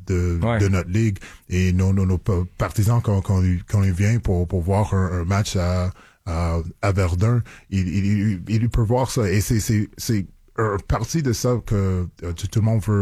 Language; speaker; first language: French; non-native, local second language; English